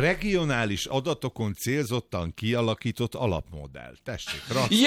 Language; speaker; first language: Hungarian; native; Hungarian